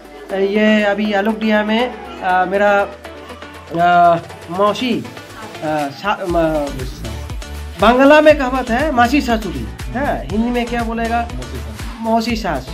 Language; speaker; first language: Hindi; non-native, local second language; Bangla